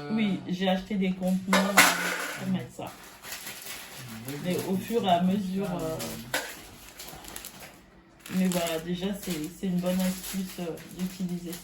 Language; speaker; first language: French; native; French